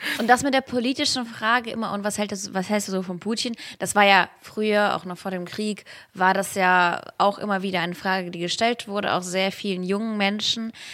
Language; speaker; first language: German; early bilingual, other home language; Russian